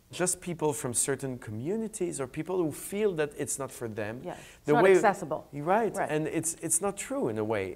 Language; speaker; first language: English; native; English